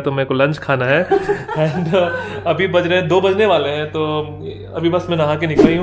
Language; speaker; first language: English; non-native, local second language; Hindi